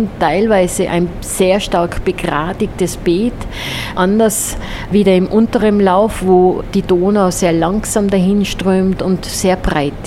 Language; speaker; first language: German; native; German